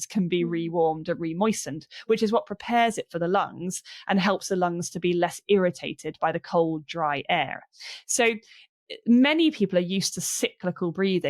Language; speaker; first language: English; native; English